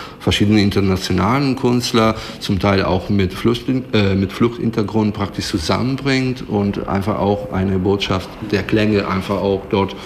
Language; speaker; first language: German; non-native, fluent; Italian